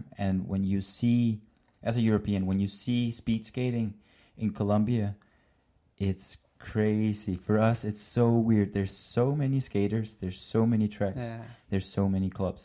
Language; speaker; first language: English; non-native, fluent; Danish